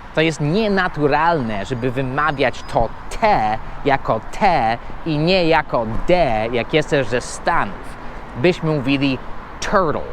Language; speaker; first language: Polish; non-native, fluent; English